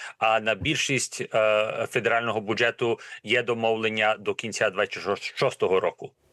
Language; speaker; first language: Ukrainian; early bilingual, heritage; Ukrainian